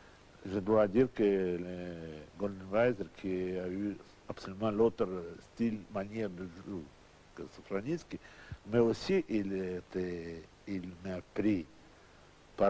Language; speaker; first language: French; non-native, learner; Russian